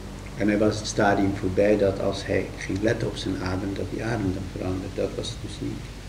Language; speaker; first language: Dutch; native; Dutch